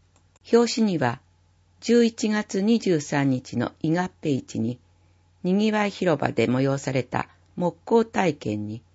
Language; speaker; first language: Japanese; native; Japanese